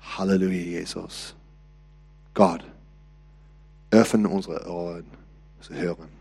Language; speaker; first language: German; non-native, learner; English